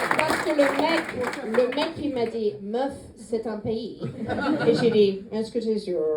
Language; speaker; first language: French; non-native, fluent; English